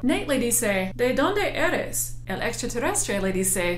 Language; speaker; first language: Spanish; non-native, fluent; English